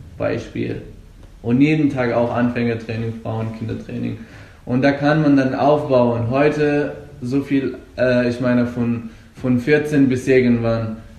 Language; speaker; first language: German; non-native, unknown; Persian